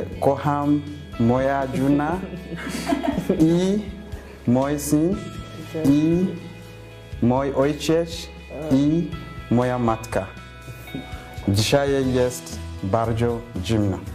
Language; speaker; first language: Polish; non-native, learner; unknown